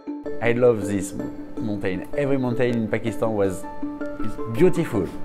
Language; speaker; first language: English; non-native, learner; French